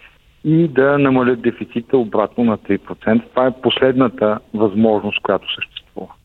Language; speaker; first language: Bulgarian; native; Bulgarian